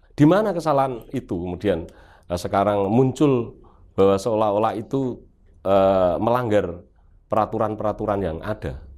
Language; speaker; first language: Indonesian; native; Indonesian